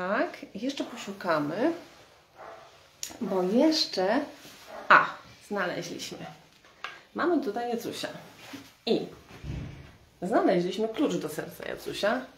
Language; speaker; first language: Polish; native; Polish